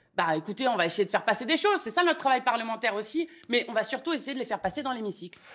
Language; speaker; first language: French; native; French